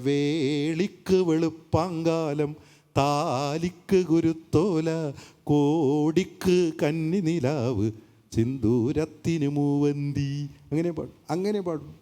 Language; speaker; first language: Malayalam; native; Malayalam